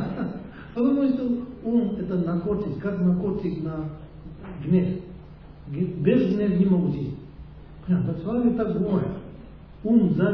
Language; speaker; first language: Russian; non-native, learner; Tibetan